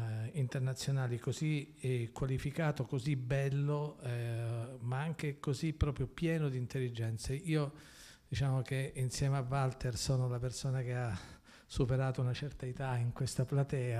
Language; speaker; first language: Italian; native; Italian